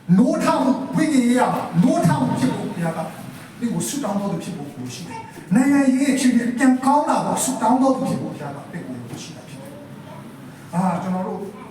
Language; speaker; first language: Burmese; non-native, local second language; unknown